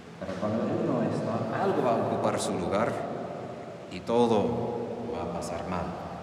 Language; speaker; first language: Spanish; non-native, fluent; English